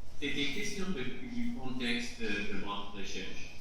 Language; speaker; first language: French; non-native, fluent; English